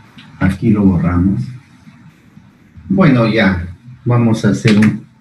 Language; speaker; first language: Spanish; native; Spanish